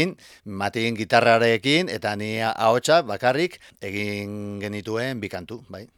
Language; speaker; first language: Basque; non-native, local second language; Spanish